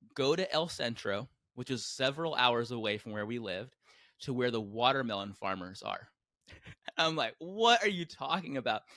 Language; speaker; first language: English; native; English